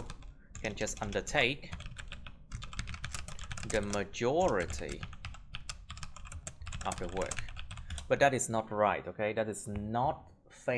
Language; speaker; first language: English; non-native, fluent; Vietnamese